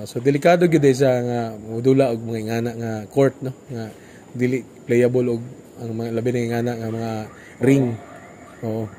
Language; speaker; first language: Cebuano; native; Cebuano